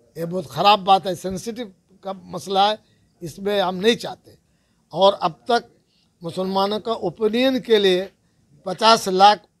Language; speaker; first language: Hindi; non-native, local second language; Bangla